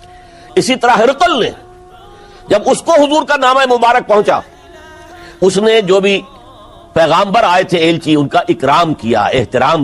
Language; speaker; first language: Urdu; native; Urdu